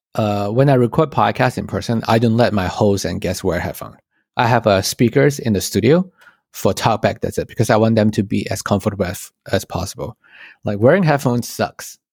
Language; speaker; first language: English; non-native, local second language; Chinese